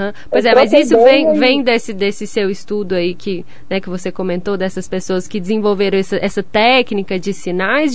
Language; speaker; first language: Portuguese; native; Portuguese